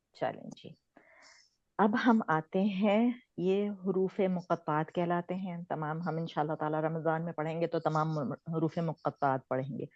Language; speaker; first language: Urdu; native; Urdu